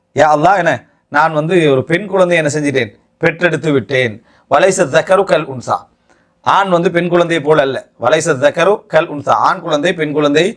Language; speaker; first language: Tamil; native; Tamil